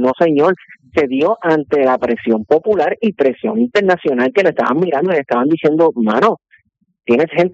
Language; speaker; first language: Spanish; native; Spanish